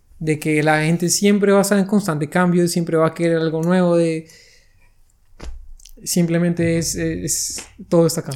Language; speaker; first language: Spanish; native; Spanish